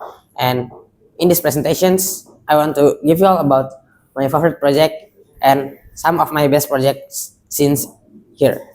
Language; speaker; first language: English; non-native, local second language; Indonesian